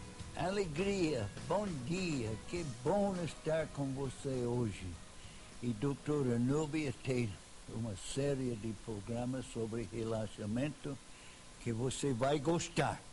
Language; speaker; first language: Portuguese; non-native, fluent; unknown